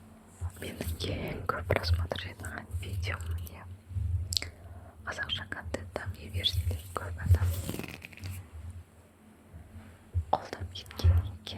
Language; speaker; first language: Kazakh; non-native, local second language; Russian